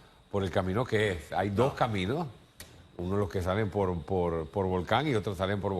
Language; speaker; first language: Spanish; native; Spanish